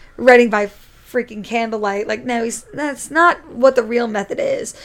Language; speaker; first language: English; native; English